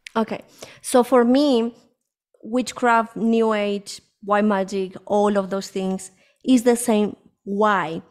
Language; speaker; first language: English; early bilingual, other home language; Spanish